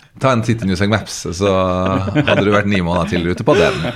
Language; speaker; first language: Norwegian; native; Norwegian